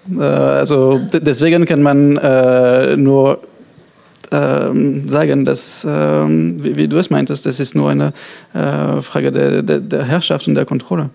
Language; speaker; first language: German; non-native, fluent; French